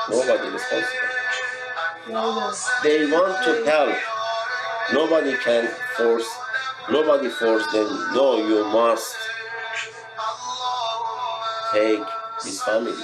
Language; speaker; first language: English; non-native, learner; Persian